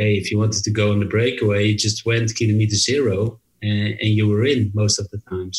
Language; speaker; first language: English; non-native, fluent; Dutch